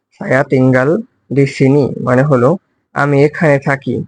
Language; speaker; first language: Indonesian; non-native, fluent; Bangla